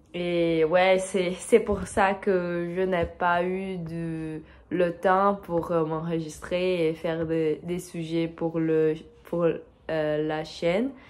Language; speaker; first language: French; non-native, fluent; Portuguese